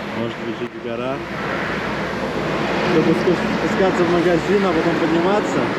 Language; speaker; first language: Russian; non-native, local second language; Georgian